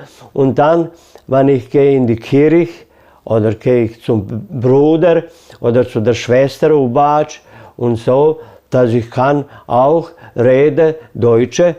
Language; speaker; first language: German; early bilingual, heritage; German